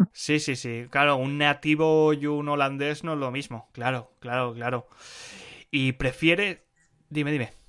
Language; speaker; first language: Spanish; non-native, learner; Dutch